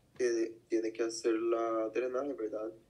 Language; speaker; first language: Spanish; non-native, learner; Portuguese